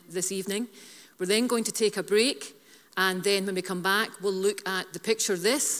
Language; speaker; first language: English; native; English